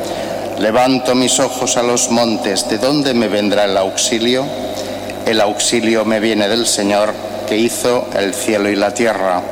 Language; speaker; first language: Spanish; native; Spanish